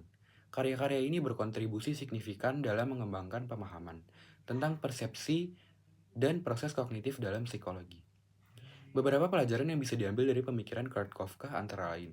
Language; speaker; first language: Indonesian; native; Indonesian